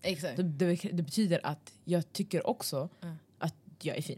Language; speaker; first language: Swedish; early bilingual, other home language; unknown